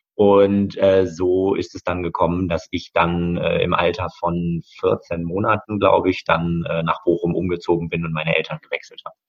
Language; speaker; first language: German; native; German